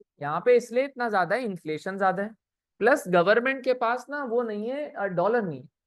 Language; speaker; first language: Urdu; native; Urdu